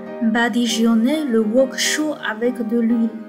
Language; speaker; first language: French; non-native, fluent; Chinese